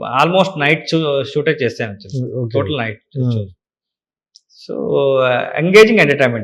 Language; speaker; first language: Telugu; non-native, learner; Kannada